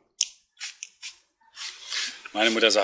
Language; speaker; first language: German; native; German